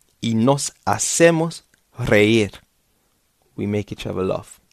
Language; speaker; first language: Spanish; non-native, fluent; English